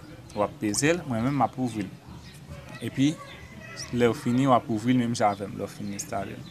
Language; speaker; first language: French; non-native, local second language; Haitian Creole